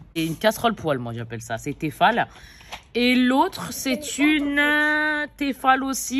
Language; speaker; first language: French; native; French